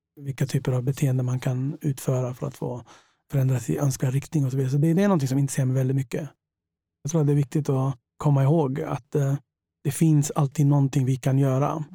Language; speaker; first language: Swedish; early bilingual, other home language; Tigrinya